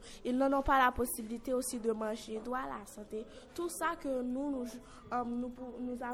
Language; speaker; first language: French; non-native, local second language; Haitian Creole